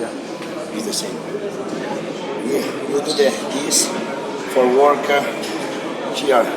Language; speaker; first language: English; non-native, learner; Italian